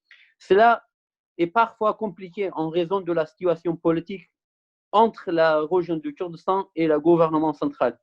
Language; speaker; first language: French; non-native, fluent; Kurdish